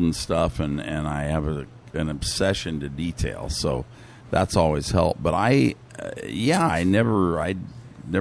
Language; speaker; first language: English; native; English